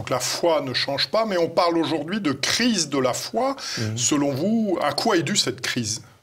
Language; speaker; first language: French; native; French